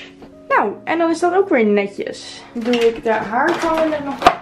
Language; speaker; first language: Dutch; native; Dutch